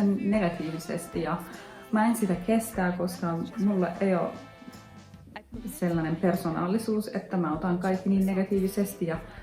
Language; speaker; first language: Finnish; non-native, fluent; Turkish